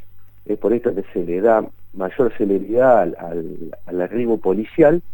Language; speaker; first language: Spanish; native; Spanish